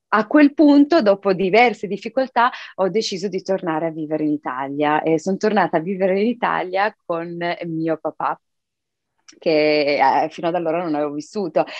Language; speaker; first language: Italian; early bilingual, other home language; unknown